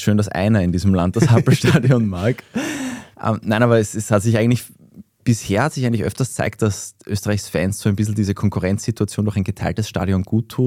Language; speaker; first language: German; native; German